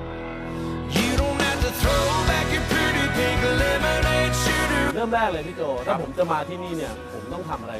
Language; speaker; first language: Thai; native; Thai